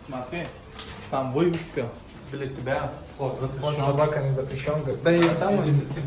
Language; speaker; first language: Russian; non-native, fluent; Turkmen